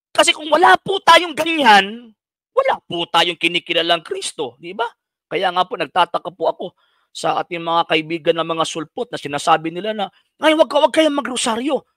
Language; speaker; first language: Filipino; non-native, local second language; Cebuano